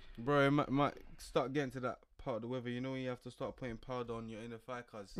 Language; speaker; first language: English; early bilingual, other home language; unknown